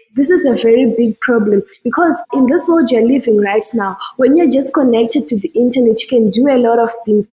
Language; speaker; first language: English; non-native, local second language; Shona